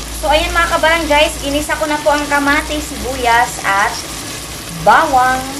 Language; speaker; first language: Filipino; non-native, local second language; Cebuano